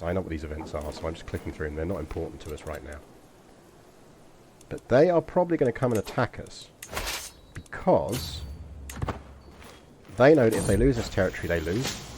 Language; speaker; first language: English; native; English